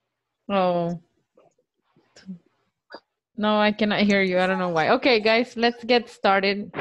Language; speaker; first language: English; non-native, fluent; Spanish